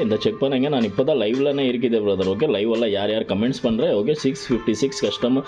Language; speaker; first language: Tamil; non-native, local second language; Malayalam